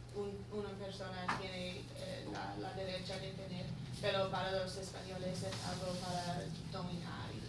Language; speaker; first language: Spanish; non-native, learner; English